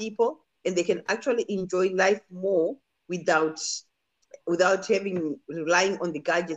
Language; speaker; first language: English; non-native, local second language; Shona